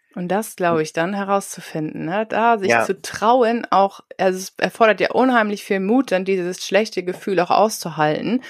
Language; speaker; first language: German; native; German